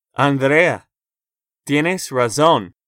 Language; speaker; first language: Spanish; non-native, fluent; English